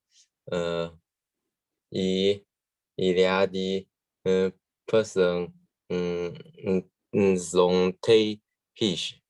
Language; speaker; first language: French; non-native, learner; Chinese